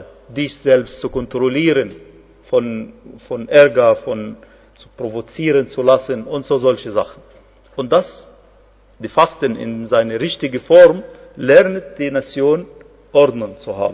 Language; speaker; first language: German; non-native, fluent; Arabic